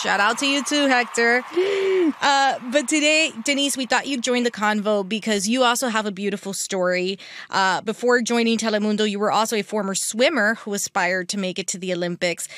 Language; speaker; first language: English; early bilingual, other home language; Spanish